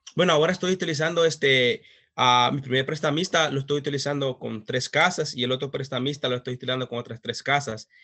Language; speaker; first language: Spanish; native; Spanish